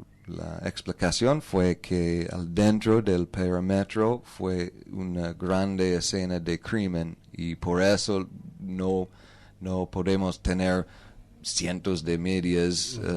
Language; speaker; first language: Spanish; non-native, learner; English